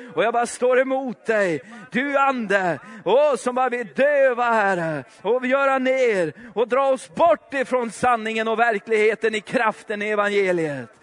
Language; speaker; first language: Swedish; native; Swedish